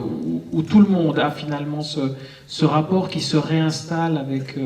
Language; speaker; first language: French; native; French